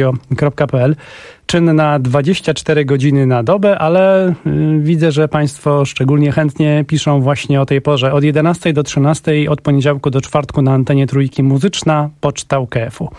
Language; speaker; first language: Polish; native; Polish